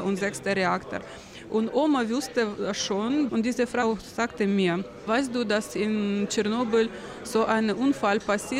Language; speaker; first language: German; non-native, learner; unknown